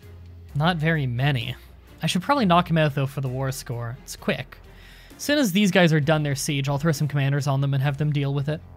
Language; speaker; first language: English; native; English